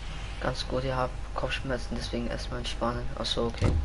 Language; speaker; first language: German; native; German